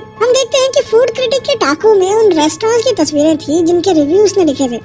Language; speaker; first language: Hindi; native; Hindi